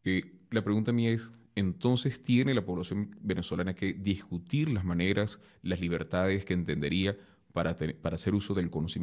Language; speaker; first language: Spanish; native; Spanish